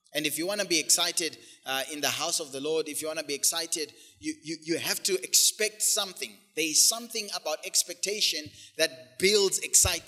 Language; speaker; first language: English; non-native, local second language; Shona